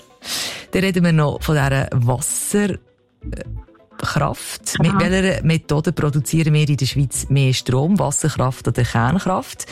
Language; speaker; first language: German; native; German